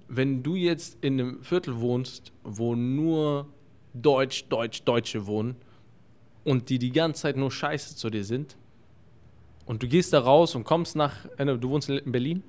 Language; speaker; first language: German; early bilingual, other home language; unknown